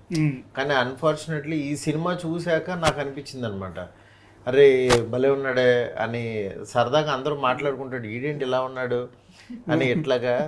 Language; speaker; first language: Telugu; native; Telugu